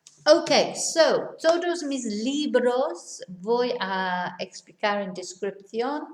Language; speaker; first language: Spanish; non-native, fluent; English